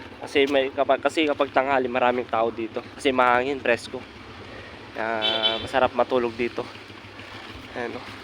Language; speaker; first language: Filipino; native; Filipino